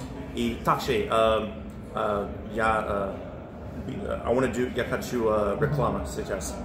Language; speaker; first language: Russian; non-native, learner; English